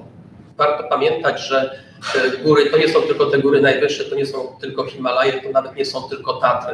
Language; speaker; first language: Polish; native; Polish